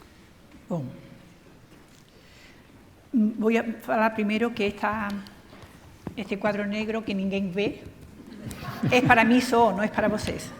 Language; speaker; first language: Portuguese; non-native, fluent; Spanish